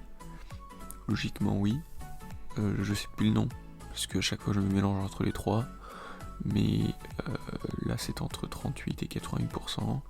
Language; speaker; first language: French; native; French